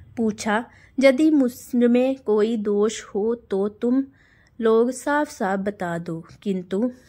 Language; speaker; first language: Hindi; non-native, local second language; Punjabi